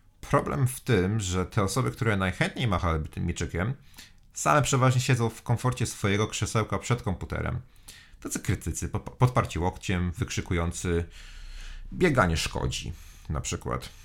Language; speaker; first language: Polish; native; Polish